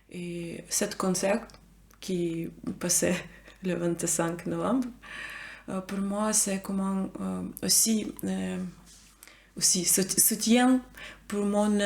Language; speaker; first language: French; non-native, learner; Ukrainian